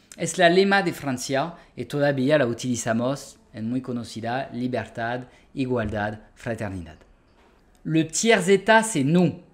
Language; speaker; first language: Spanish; non-native, fluent; French